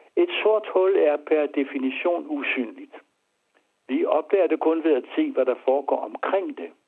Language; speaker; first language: Danish; native; Danish